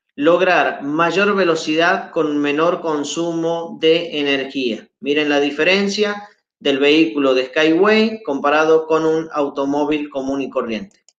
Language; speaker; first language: Spanish; native; Spanish